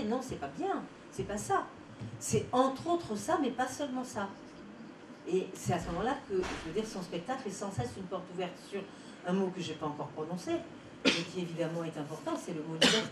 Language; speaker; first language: French; native; French